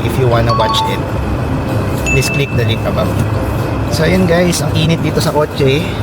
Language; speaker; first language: Filipino; native; Filipino